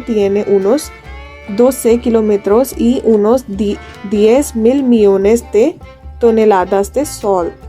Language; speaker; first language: Spanish; non-native, fluent; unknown